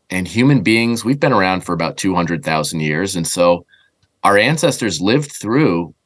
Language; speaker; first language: English; native; English